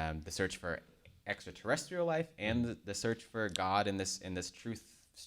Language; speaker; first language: English; native; English